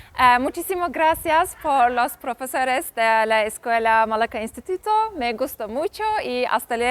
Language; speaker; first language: Spanish; non-native, learner; Turkish